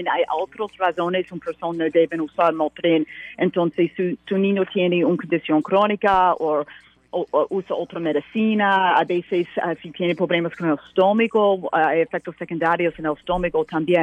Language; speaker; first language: Spanish; non-native, learner; English